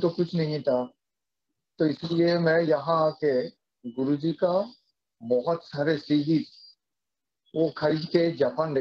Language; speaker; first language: Hindi; non-native, fluent; Japanese